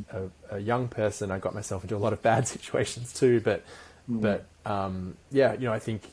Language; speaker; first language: English; native; English